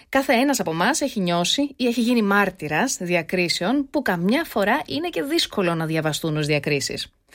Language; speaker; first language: Greek; early bilingual, heritage; Greek